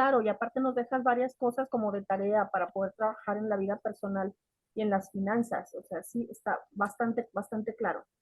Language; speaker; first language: Spanish; native; Spanish